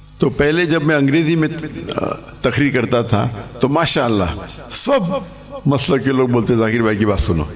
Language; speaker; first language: Urdu; non-native, local second language; English